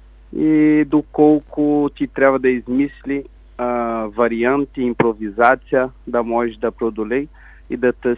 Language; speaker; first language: Bulgarian; non-native, learner; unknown